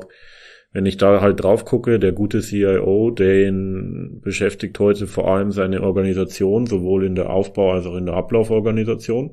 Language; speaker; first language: German; native; German